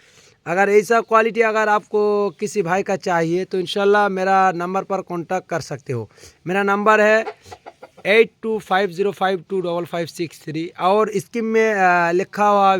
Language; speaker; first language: Hindi; non-native, local second language; Bangla